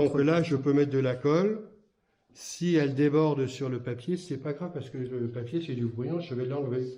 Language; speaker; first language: French; native; French